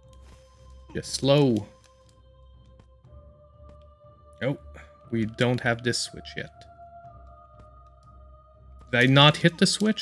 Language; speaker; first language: English; native; English